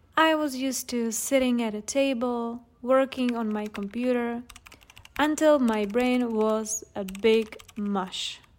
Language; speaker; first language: English; non-native, fluent; Czech